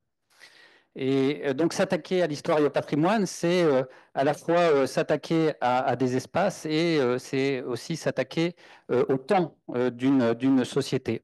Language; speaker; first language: French; native; French